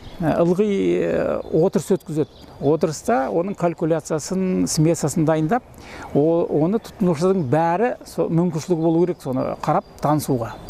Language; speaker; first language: Kazakh; native; Kazakh